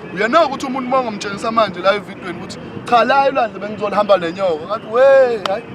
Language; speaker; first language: Zulu; native; Zulu